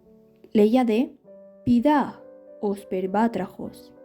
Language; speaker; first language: Greek; non-native, learner; Catalan